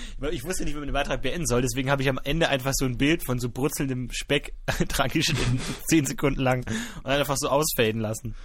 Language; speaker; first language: German; native; German